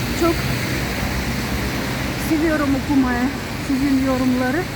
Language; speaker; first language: Turkish; non-native, fluent; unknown